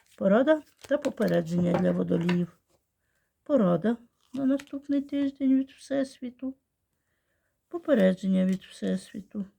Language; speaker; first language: Ukrainian; non-native, local second language; Russian